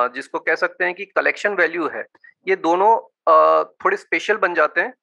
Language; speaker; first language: Hindi; non-native, local second language; Gujarati